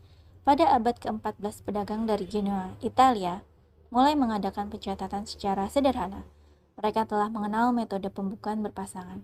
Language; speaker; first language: Indonesian; native; Indonesian